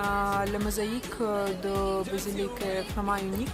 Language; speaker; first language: French; non-native, learner; Russian